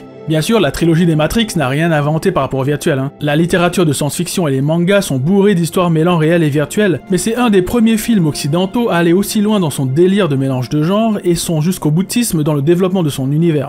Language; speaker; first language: French; native; French